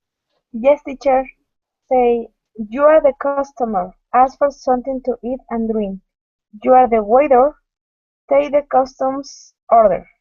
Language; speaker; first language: English; non-native, learner; Spanish